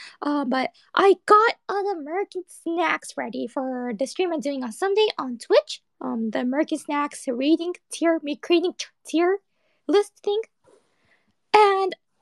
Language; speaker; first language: English; early bilingual, other home language; Japanese